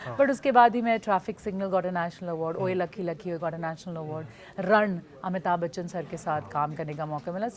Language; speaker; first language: Hindi; non-native, local second language; Bhojpuri